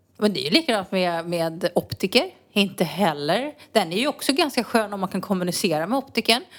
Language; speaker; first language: Swedish; native; Swedish